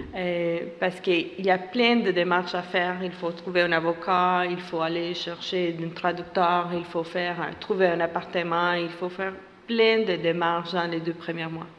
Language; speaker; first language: French; non-native, fluent; Spanish